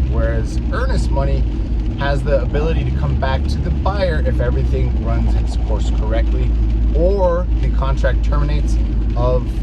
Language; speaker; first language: English; native; English